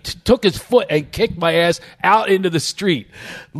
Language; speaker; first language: English; native; English